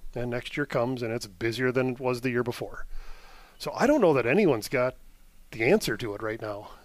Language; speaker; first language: English; native; English